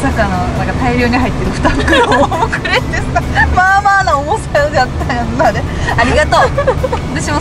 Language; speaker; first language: Japanese; native; Japanese